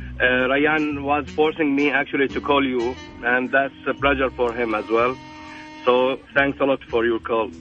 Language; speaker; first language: English; non-native, fluent; Arabic